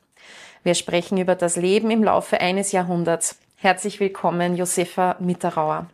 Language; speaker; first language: German; native; German